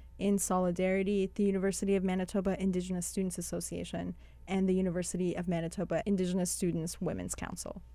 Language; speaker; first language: English; early bilingual, other home language; Persian